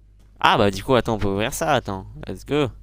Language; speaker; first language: French; native; French